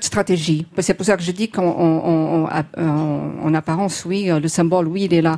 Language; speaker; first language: French; non-native, fluent; Portuguese